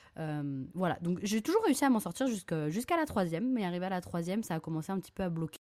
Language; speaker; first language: French; native; French